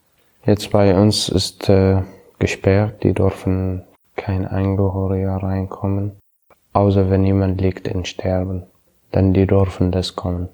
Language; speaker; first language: German; non-native, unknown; Arabic